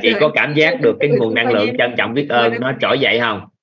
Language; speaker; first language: Vietnamese; native; Vietnamese